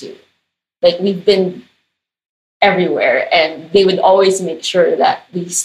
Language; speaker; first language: English; non-native, local second language; Filipino